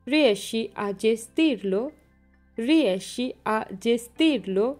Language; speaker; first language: Italian; non-native, learner; Bangla